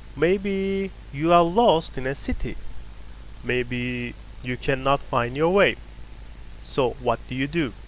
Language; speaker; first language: English; non-native, fluent; Turkish